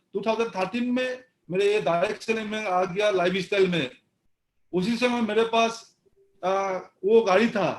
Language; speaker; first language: Hindi; non-native, local second language; Assamese